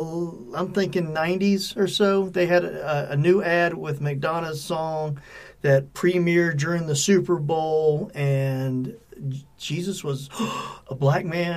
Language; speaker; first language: English; native; English